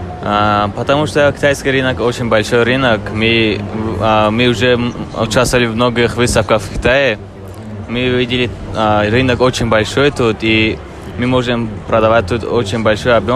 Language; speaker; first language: Russian; non-native, learner; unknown